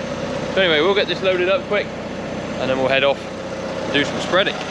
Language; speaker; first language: English; native; English